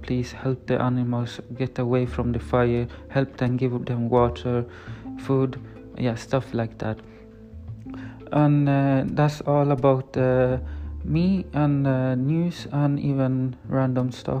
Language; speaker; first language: English; non-native, learner; Swedish